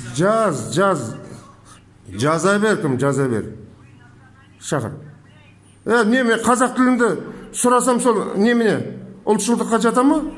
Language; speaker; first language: Kazakh; native; Kazakh